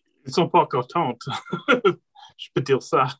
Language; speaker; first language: French; non-native, local second language; English